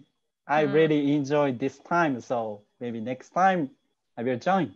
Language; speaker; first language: English; non-native, learner; Japanese